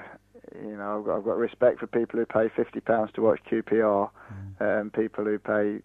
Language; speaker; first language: English; native; English